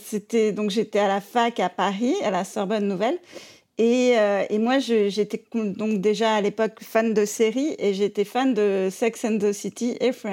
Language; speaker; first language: French; native; French